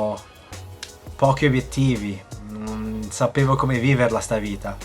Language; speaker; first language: Italian; early bilingual, other home language; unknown